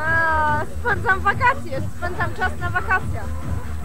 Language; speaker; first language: Polish; early bilingual, heritage; Polish